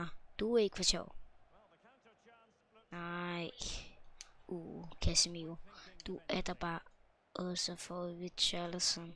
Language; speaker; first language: Danish; native; Danish